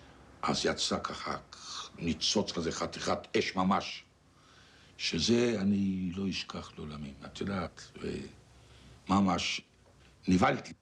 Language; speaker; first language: Hebrew; non-native, fluent; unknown